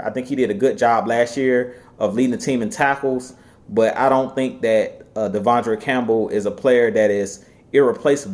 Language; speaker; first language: English; native; English